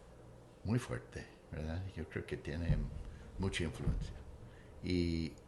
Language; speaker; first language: Spanish; non-native, fluent; English